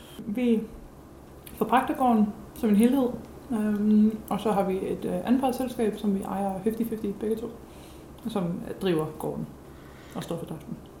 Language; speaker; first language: Danish; non-native, fluent; English